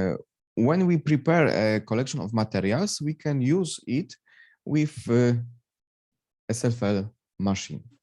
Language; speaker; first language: English; non-native, fluent; Polish